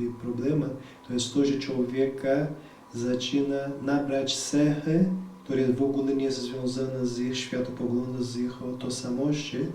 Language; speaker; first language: Polish; non-native, fluent; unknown